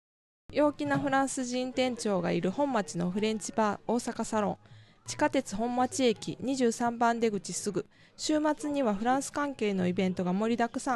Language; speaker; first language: Japanese; native; Japanese